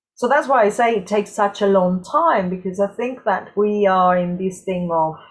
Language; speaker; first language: English; non-native, fluent; Spanish